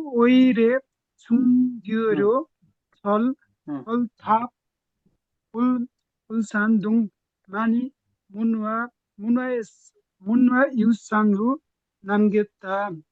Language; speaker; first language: Korean; non-native, learner; Nepali